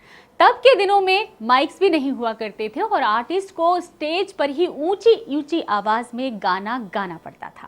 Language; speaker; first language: Hindi; native; Hindi